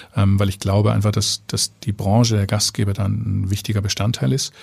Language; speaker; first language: German; native; German